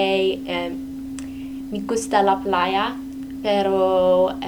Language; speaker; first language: Spanish; non-native, learner; English